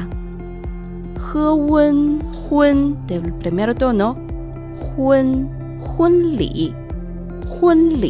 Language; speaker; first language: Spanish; non-native, fluent; Chinese